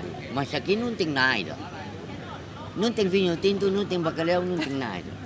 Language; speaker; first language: Portuguese; early bilingual, heritage; Portuguese